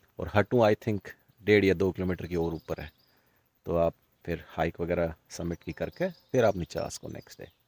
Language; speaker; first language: Hindi; native; Hindi